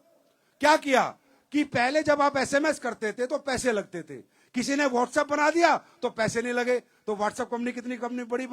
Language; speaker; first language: Hindi; native; Hindi